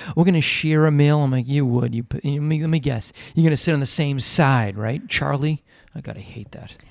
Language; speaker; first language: English; native; English